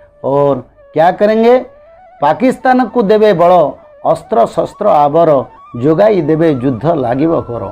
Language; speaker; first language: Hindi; non-native, local second language; Odia